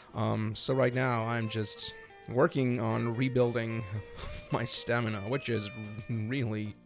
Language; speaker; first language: English; non-native, fluent; German